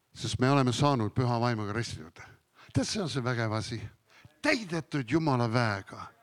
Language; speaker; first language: Estonian; non-native, fluent; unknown